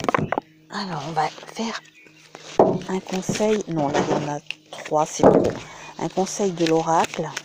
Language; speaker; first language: French; native; French